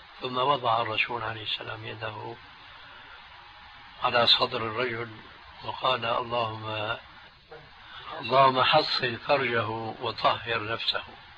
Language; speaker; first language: Arabic; early bilingual, other home language; Albanian